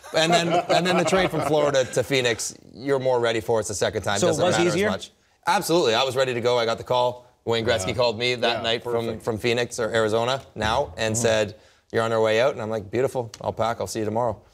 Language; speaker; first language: English; native; English